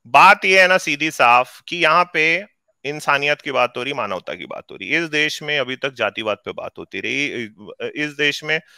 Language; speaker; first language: Hindi; native; Hindi